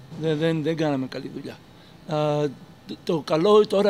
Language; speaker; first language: Greek; early bilingual, heritage; Greek